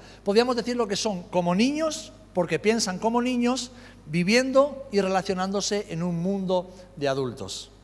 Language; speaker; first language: Spanish; native; Spanish